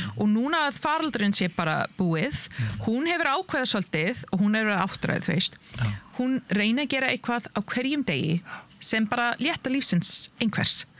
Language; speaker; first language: Icelandic; non-native, fluent; English